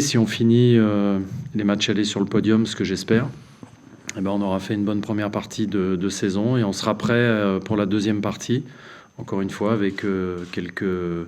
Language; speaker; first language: French; native; French